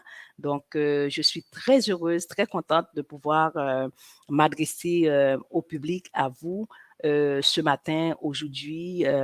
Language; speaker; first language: French; non-native, local second language; Haitian Creole